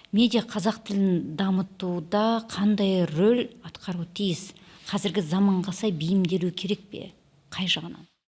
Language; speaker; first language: Kazakh; native; Kazakh